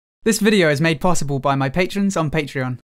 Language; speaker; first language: English; native; English